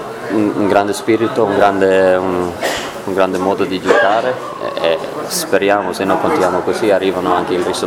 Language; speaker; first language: Italian; non-native, learner; Swedish